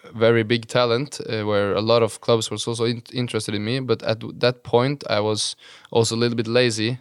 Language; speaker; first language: English; non-native, fluent; Norwegian